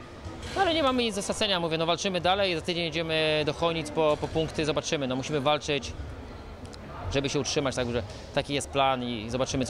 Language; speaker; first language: Polish; native; Polish